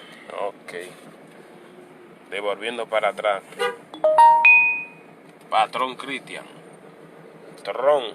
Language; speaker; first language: Spanish; non-native, learner; Haitian Creole